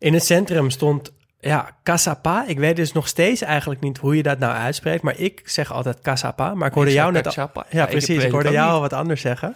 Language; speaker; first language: Dutch; native; Dutch